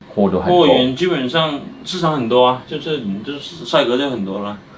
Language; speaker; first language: Chinese; native; Chinese